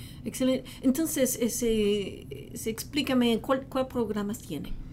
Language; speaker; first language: Spanish; non-native, fluent; English